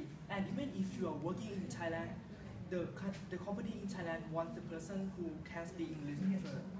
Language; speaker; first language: English; non-native, learner; Thai